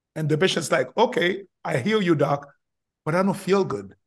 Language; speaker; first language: English; non-native, fluent; Haitian Creole